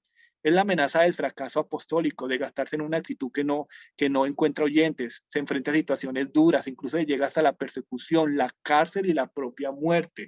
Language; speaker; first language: Spanish; native; Spanish